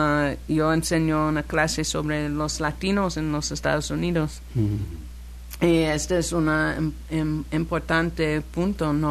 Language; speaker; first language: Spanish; non-native, learner; English